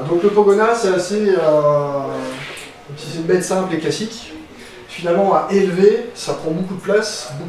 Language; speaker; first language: French; native; French